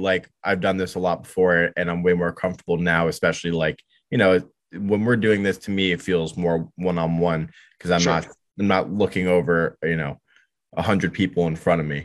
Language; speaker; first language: English; native; English